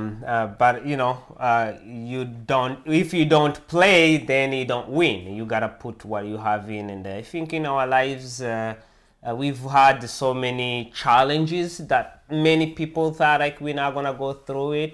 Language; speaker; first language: English; non-native, local second language; Kinyarwanda